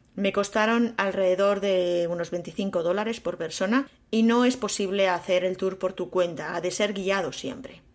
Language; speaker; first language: Spanish; native; Spanish